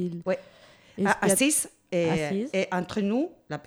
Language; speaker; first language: French; non-native, learner; Spanish